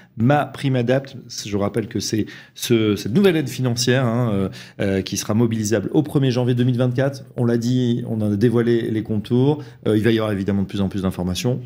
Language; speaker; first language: French; native; French